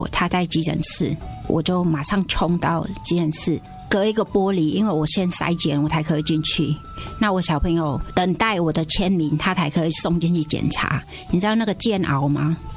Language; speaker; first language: Chinese; non-native, fluent; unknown